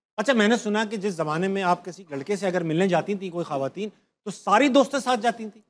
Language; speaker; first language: Urdu; native; Urdu